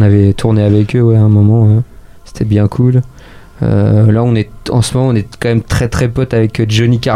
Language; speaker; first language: French; native; French